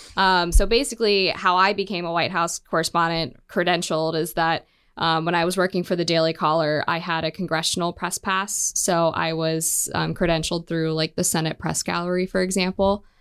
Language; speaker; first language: English; native; English